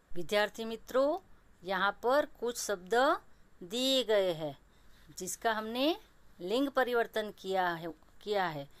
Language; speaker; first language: Hindi; non-native, local second language; Gujarati